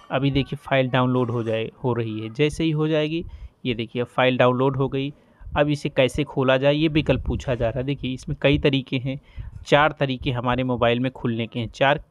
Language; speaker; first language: Hindi; native; Hindi